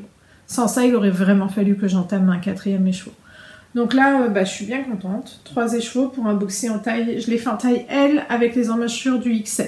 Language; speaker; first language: French; native; French